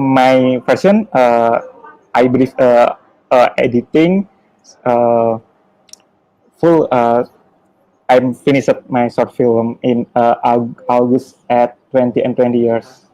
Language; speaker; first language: English; non-native, learner; Indonesian